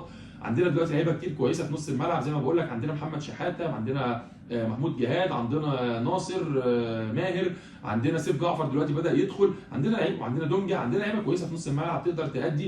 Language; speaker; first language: Arabic; native; Arabic